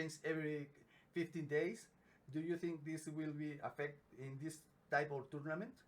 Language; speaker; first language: English; non-native, learner; Spanish